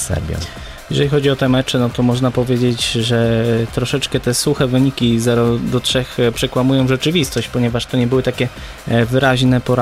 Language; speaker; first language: Polish; native; Polish